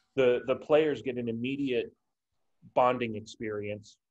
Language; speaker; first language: English; native; English